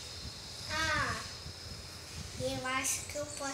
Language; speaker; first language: Portuguese; native; Portuguese